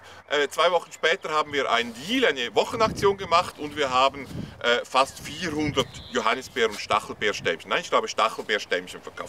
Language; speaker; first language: German; native; German